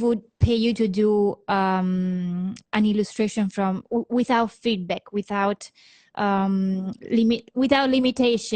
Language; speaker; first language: English; non-native, fluent; Italian